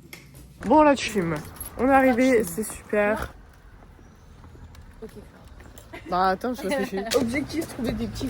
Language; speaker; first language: French; native; French